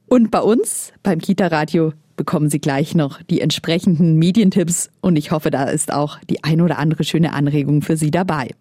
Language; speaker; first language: German; native; German